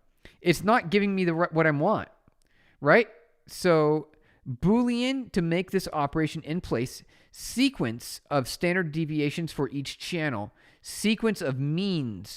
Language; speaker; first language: English; native; English